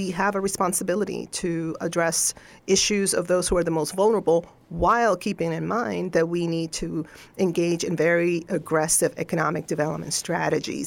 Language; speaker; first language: English; non-native, fluent; Spanish